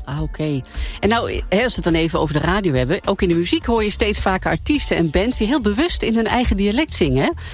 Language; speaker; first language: Dutch; native; Dutch